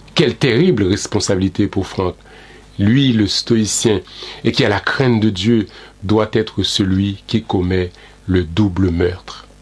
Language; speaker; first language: French; non-native, local second language; Haitian Creole